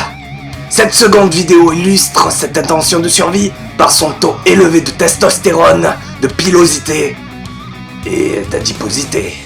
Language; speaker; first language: French; native; French